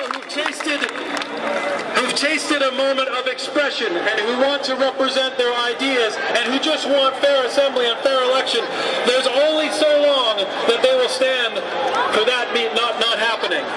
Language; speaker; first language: English; early bilingual, other home language; Persian